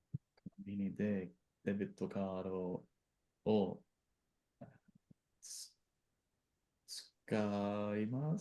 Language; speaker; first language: Japanese; non-native, learner; English